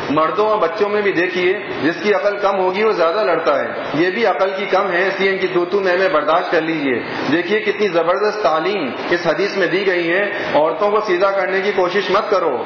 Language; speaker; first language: Urdu; native; Urdu